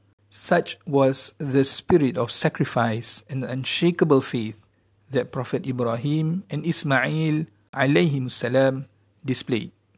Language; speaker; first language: English; non-native, local second language; Malay